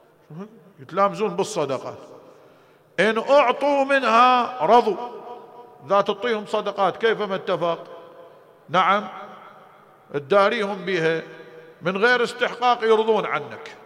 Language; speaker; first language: Arabic; native; Arabic